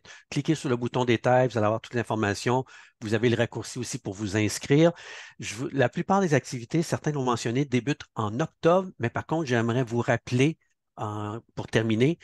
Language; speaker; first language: French; native; French